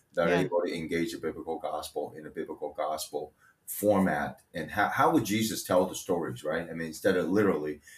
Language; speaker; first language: English; early bilingual, other home language; Chinese